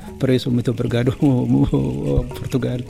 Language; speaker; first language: Portuguese; non-native, learner; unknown